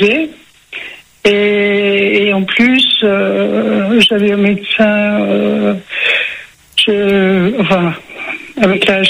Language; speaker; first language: French; native; French